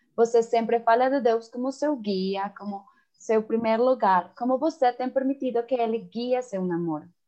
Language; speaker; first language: Portuguese; non-native, learner; Spanish